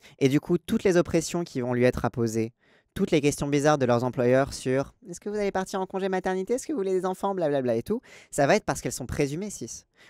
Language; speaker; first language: French; native; French